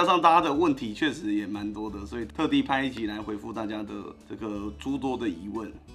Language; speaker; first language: Chinese; native; Chinese